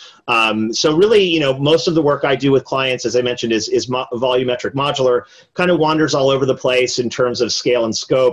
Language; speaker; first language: English; native; English